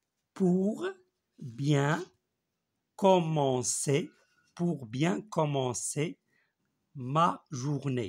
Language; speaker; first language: French; non-native, local second language; Arabic